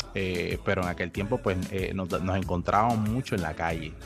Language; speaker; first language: Spanish; native; Spanish